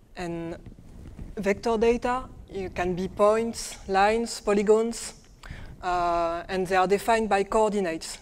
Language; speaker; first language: English; non-native, fluent; French